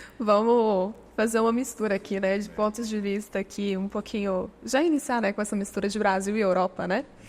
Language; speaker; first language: Portuguese; native; Portuguese